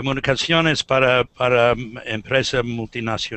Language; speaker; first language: Spanish; non-native, learner; English